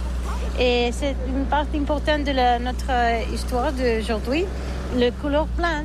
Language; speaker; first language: French; non-native, learner; Catalan